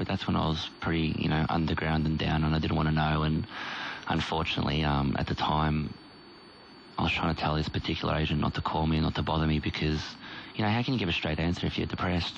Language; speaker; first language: English; native; English